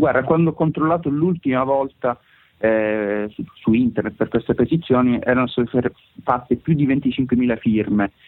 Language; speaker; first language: Italian; native; Italian